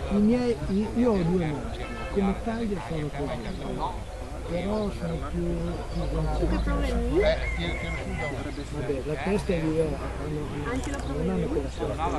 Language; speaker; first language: Italian; non-native, learner; Hungarian